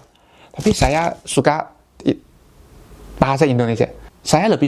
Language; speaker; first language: Indonesian; non-native, learner; Chinese